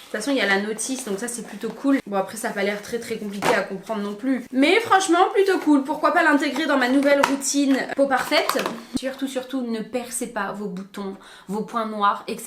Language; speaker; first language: French; native; French